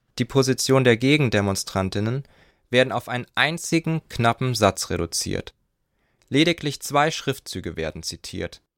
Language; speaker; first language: German; native; German